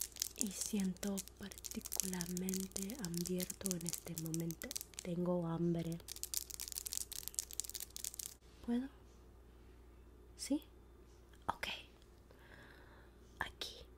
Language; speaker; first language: Spanish; non-native, learner; English